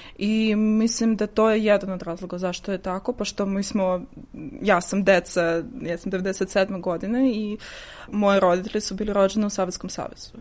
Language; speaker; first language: Serbian; non-native, fluent; Russian